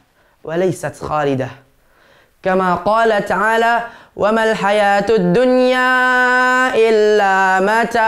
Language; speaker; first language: Arabic; non-native, learner; Indonesian